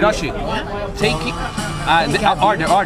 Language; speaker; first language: English; non-native, learner; Portuguese